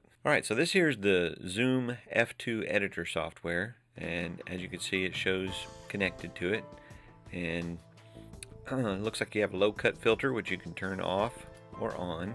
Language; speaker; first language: English; native; English